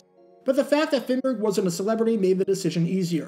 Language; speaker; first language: English; native; English